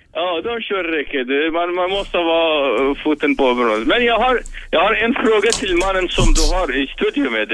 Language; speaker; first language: Swedish; non-native, learner; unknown